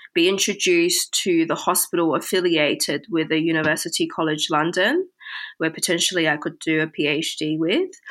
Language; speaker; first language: English; early bilingual, other home language; Chinese